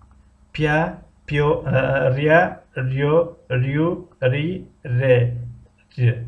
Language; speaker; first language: Russian; non-native, local second language; Tajik